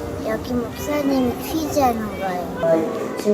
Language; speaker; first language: Korean; early bilingual, heritage; Korean